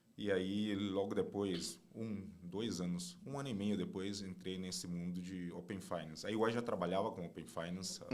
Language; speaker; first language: Portuguese; non-native, fluent; Chinese